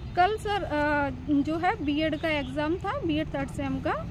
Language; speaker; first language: Hindi; native; Hindi